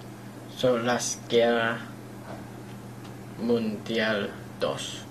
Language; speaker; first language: Spanish; non-native, learner; English